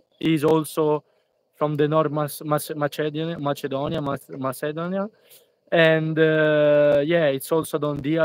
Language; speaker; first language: English; non-native, fluent; Italian